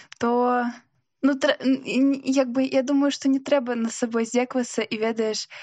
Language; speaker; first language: Belarusian; non-native, local second language; Russian